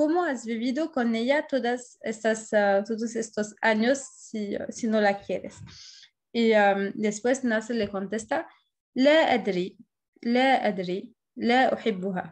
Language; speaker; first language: Spanish; non-native, fluent; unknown